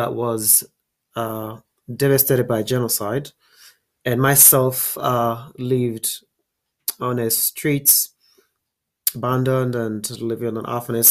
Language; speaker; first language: English; non-native, local second language; Kinyarwanda